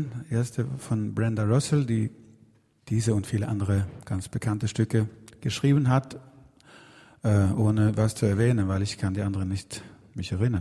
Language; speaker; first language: German; non-native, learner; Swedish